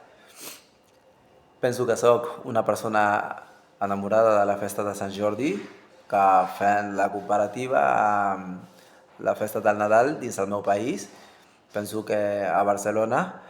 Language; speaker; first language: Catalan; non-native, learner; Spanish